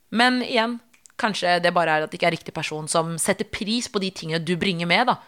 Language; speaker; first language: Norwegian; early bilingual, other home language; Tigrinya